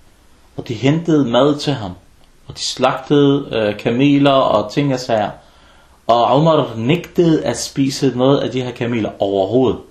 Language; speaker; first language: Danish; non-native, fluent; Arabic